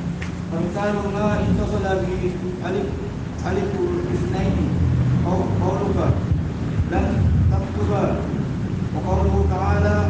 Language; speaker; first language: Arabic; non-native, learner; Indonesian